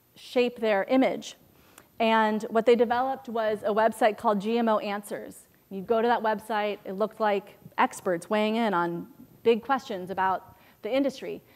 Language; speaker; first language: English; native; English